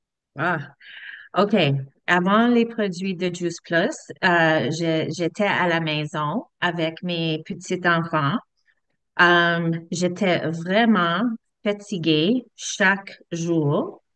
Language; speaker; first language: French; non-native, learner; English